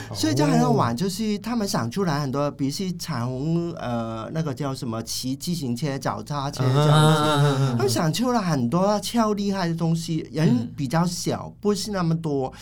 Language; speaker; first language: Chinese; non-native, fluent; Cantonese